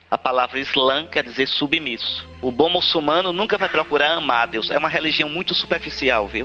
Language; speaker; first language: Portuguese; native; Portuguese